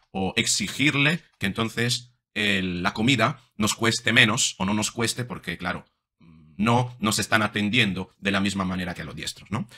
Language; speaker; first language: Spanish; non-native, fluent; Italian